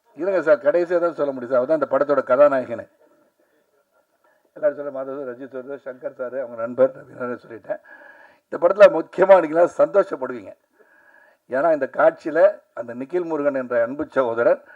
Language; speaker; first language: Tamil; native; Tamil